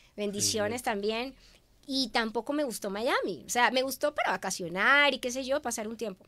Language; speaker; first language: Spanish; native; Spanish